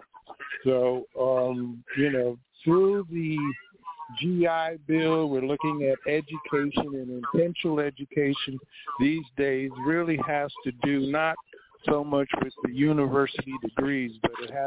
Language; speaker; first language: English; early bilingual, other home language; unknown